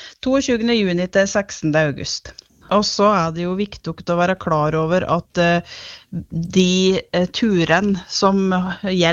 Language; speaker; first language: Norwegian; native; Norwegian